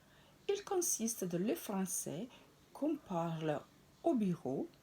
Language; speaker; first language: French; non-native, fluent; Italian